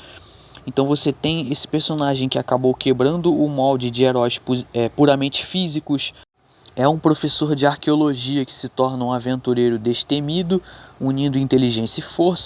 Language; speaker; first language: Portuguese; native; Portuguese